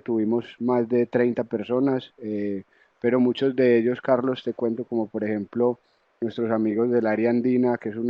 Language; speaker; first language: Spanish; native; Spanish